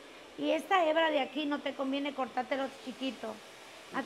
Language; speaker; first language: Spanish; native; Spanish